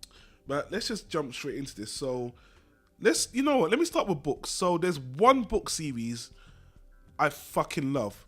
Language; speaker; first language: English; native; English